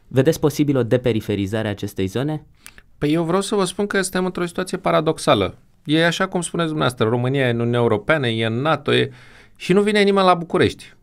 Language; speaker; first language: Romanian; native; Romanian